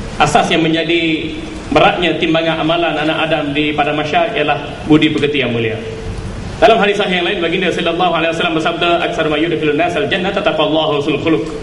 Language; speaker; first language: Malay; native; Malay